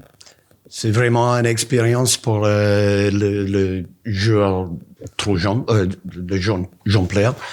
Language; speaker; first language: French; non-native, learner; English